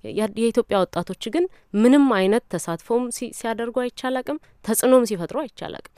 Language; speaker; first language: Amharic; non-native, local second language; Wolaytta